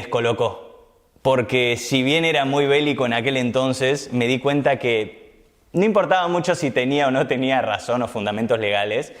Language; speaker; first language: Spanish; native; Spanish